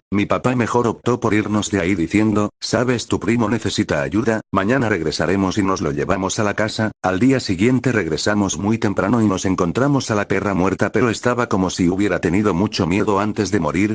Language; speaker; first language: Spanish; native; Spanish